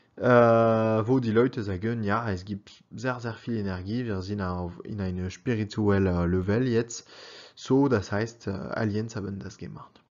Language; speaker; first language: German; non-native, learner; French